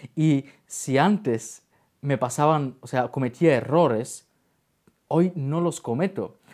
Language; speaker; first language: Spanish; non-native, fluent; Bulgarian